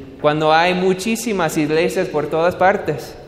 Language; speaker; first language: Spanish; non-native, learner; English